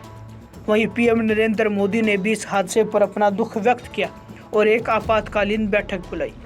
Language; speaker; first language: Hindi; native; Hindi